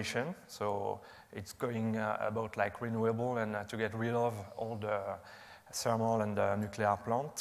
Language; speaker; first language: English; non-native, fluent; French